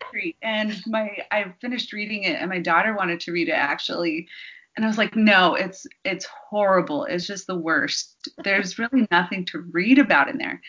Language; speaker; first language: English; native; English